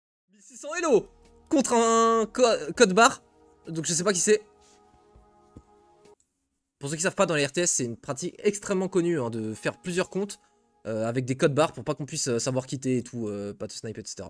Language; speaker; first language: French; native; French